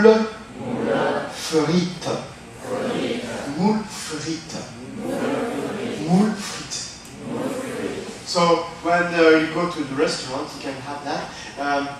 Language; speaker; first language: English; non-native, fluent; French